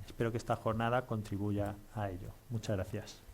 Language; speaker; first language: Spanish; native; Spanish